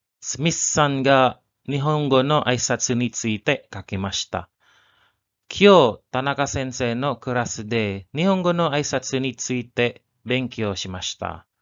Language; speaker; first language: Japanese; non-native, learner; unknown